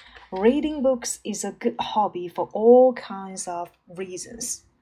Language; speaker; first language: English; non-native, fluent; Chinese